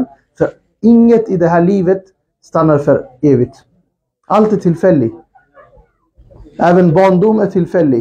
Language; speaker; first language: Swedish; non-native, fluent; Urdu